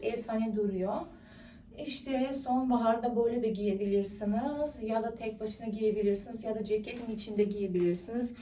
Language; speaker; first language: Turkish; non-native, fluent; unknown